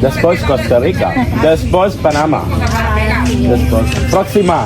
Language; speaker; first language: Spanish; non-native, learner; Malayalam